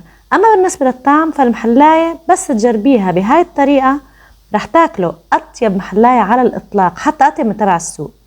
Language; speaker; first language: Arabic; native; Arabic